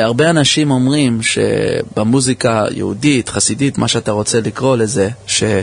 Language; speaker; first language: Hebrew; early bilingual, heritage; English